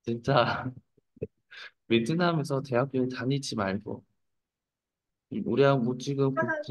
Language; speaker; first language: Korean; non-native, fluent; Vietnamese